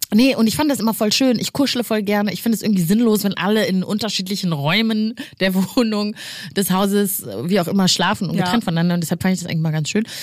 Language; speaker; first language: German; early bilingual, other home language; Kinyarwanda